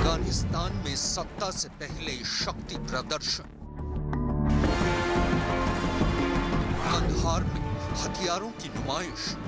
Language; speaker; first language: Hindi; native; Hindi